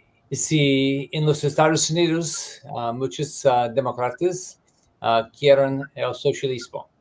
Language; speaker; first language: Spanish; non-native, learner; English